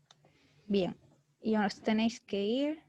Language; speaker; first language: Spanish; native; Spanish